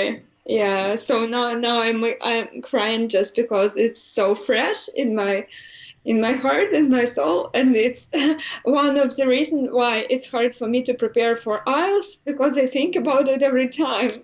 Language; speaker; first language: English; non-native, fluent; Russian